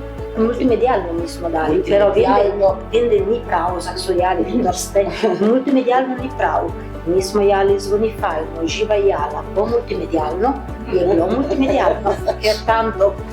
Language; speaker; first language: Slovenian; early bilingual, heritage; Slovenian